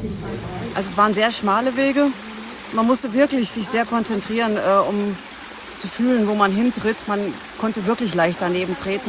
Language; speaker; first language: German; native; German